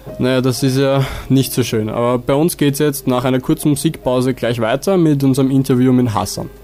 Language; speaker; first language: German; native; German